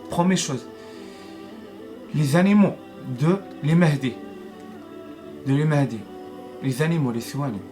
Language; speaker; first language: French; non-native, learner; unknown